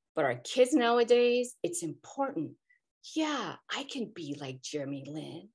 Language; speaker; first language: English; native; English